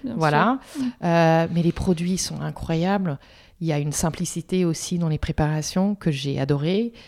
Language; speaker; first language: French; non-native, fluent; English